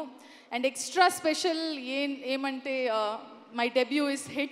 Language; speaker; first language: Telugu; non-native, local second language; Kannada